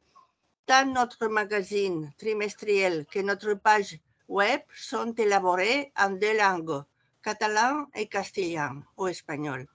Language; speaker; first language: French; non-native, fluent; Catalan